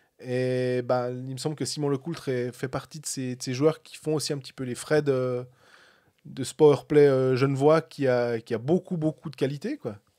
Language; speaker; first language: French; native; French